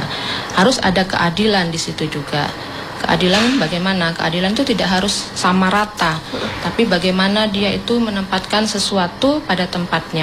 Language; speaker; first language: Indonesian; native; Indonesian